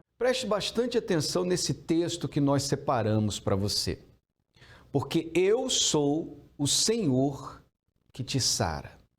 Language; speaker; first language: Portuguese; native; Portuguese